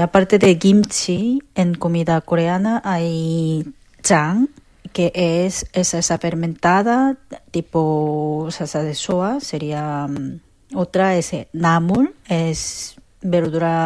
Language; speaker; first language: Spanish; non-native, fluent; Korean